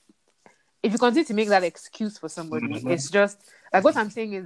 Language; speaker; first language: English; non-native, local second language; Yoruba